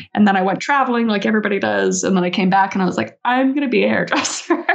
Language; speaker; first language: English; native; English